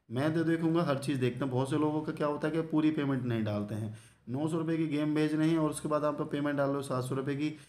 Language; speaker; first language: Hindi; native; Hindi